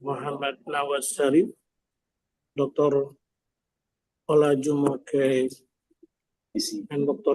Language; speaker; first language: English; non-native, fluent; Indonesian